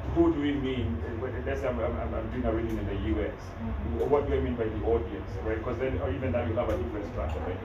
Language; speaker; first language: English; non-native, local second language; Kikuyu